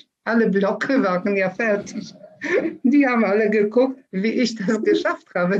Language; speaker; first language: German; early bilingual, other home language; Polish